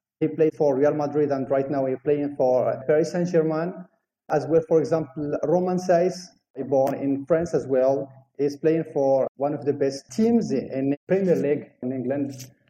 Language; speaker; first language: English; non-native, fluent; Arabic